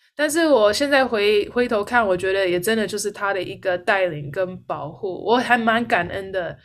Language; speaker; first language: Chinese; early bilingual, heritage; Chinese